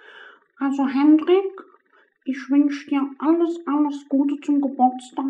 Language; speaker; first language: German; native; German